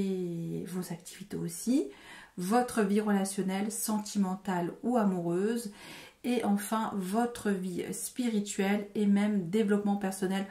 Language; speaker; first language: French; native; French